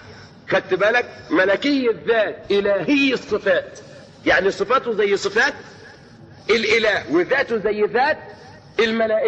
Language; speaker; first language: Arabic; native; Arabic